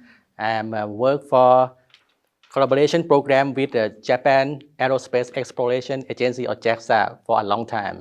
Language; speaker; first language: English; non-native, learner; Thai